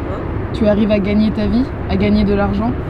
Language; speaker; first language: French; native; French